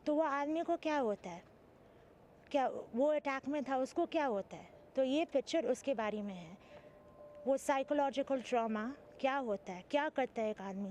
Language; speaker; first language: Hindi; early bilingual, heritage; English